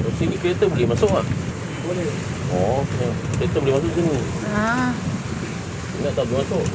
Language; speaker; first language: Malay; non-native, learner; Filipino